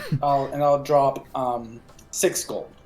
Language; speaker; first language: English; native; English